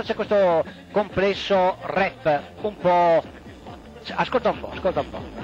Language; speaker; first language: Italian; native; Italian